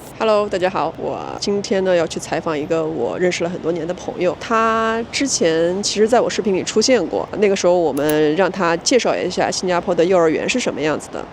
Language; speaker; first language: Chinese; native; Chinese